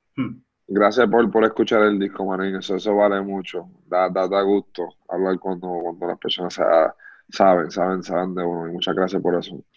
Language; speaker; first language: Spanish; early bilingual, heritage; Spanish